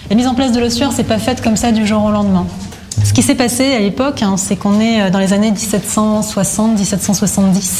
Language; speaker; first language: French; native; French